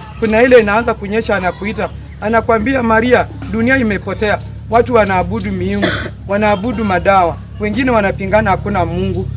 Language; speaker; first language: Swahili; non-native, local second language; Luyia